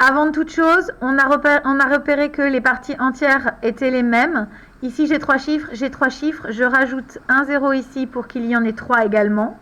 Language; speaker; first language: French; native; French